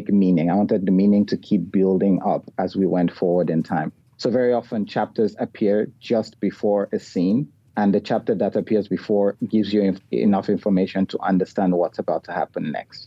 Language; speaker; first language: English; non-native, local second language; Yoruba